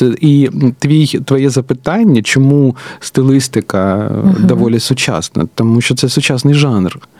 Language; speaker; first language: Ukrainian; non-native, local second language; Russian